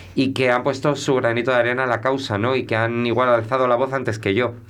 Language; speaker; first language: Spanish; native; Spanish